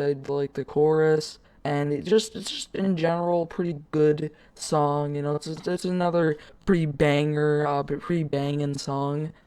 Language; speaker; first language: English; native; English